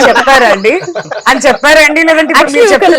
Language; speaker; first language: Telugu; native; Telugu